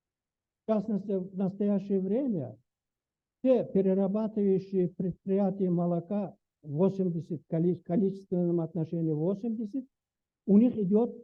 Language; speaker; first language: Russian; native; Russian